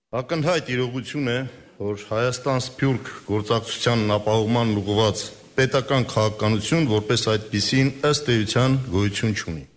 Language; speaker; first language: Armenian; native; Armenian